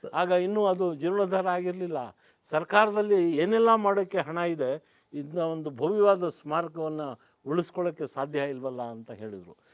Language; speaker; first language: Kannada; non-native, local second language; Urdu